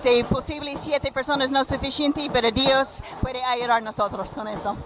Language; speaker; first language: Spanish; non-native, learner; English